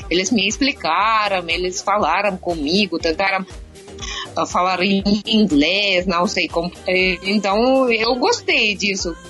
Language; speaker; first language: Portuguese; non-native, learner; Russian